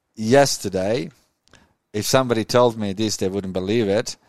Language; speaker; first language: English; non-native, fluent; Croatian